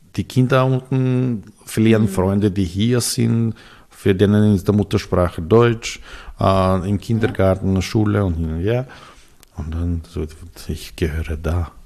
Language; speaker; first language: German; non-native, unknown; Serbian